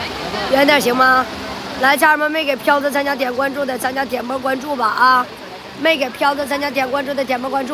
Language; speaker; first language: Chinese; native; Chinese